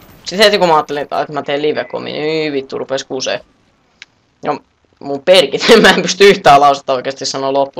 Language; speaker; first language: Finnish; native; Finnish